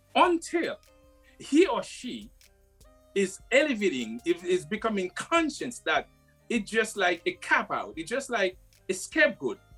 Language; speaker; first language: English; non-native, fluent; Haitian Creole